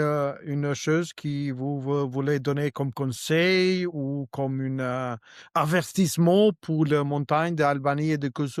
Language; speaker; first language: French; non-native, learner; Albanian